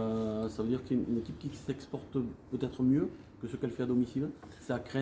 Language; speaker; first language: French; native; French